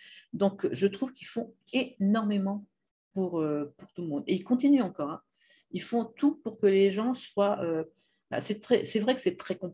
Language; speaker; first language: French; native; French